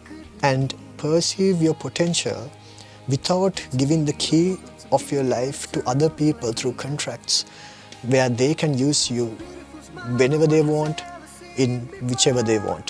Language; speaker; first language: English; non-native, local second language; Sinhala